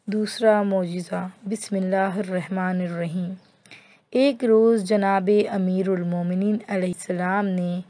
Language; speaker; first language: Urdu; native; Urdu